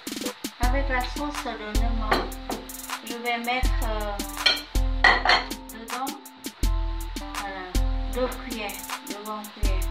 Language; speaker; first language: French; non-native, fluent; Vietnamese